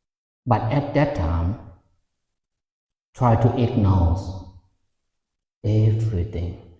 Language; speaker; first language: English; non-native, fluent; Lao